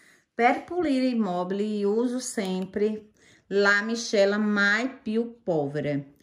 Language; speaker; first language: Italian; non-native, fluent; Portuguese